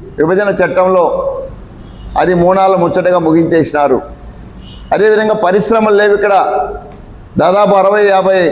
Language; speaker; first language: Telugu; native; Telugu